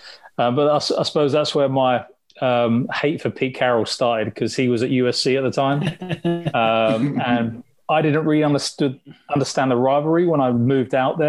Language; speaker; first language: English; native; English